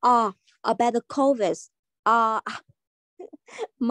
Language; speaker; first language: English; non-native, learner; Vietnamese